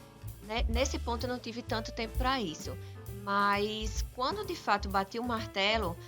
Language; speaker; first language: Portuguese; native; Portuguese